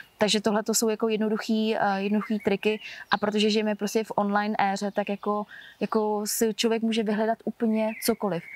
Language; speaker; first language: Czech; early bilingual, other home language; Vietnamese